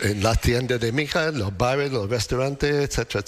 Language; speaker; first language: Spanish; non-native, learner; English